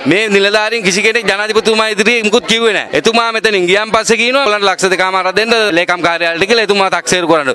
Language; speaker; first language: Sinhala; native; Sinhala